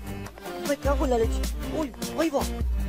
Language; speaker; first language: Spanish; native; Spanish